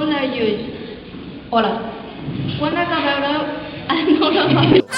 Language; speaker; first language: Catalan; non-native, learner; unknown